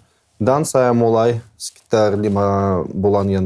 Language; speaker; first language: Indonesian; non-native, learner; Russian